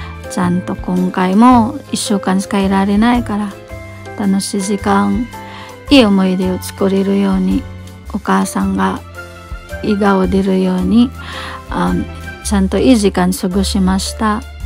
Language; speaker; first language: Japanese; non-native, fluent; Cebuano